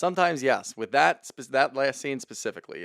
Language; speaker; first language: English; native; English